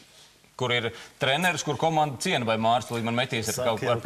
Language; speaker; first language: Latvian; native; Latvian